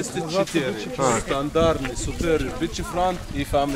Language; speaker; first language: Russian; non-native, learner; Arabic